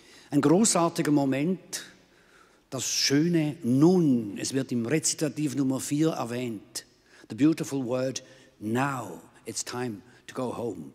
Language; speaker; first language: German; native; German